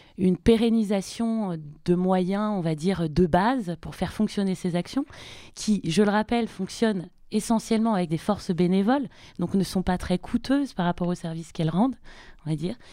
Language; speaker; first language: French; native; French